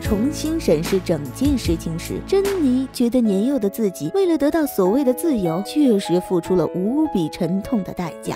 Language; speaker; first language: Chinese; native; Chinese